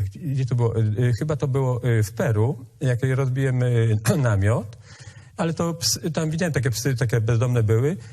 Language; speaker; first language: Polish; native; Polish